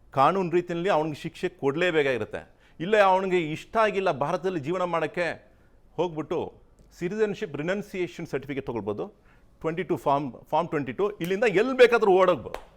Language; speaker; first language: Kannada; non-native, local second language; Tamil